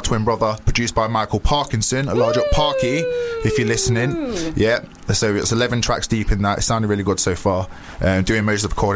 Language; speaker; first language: English; native; English